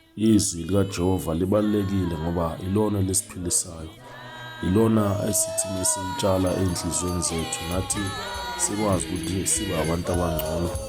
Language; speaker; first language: Zulu; native; Zulu